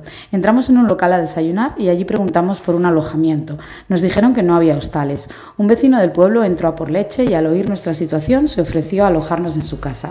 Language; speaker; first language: Spanish; native; Spanish